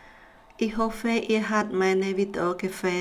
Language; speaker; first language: German; non-native, learner; Khmer